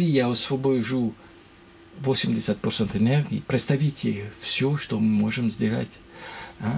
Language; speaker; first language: Russian; non-native, learner; French